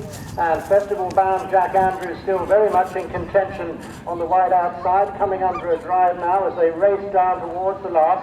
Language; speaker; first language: English; native; English